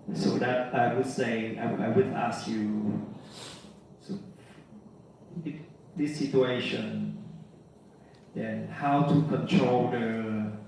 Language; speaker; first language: English; non-native, learner; Vietnamese